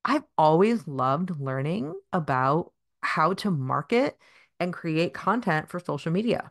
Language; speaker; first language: English; native; English